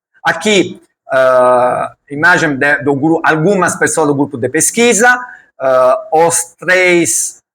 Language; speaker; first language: Portuguese; non-native, learner; Italian